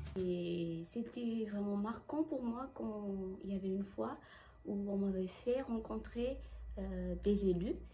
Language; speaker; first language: French; non-native, local second language; Malagasy